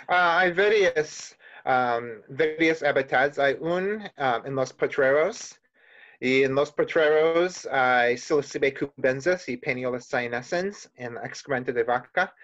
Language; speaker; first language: Spanish; non-native, learner; English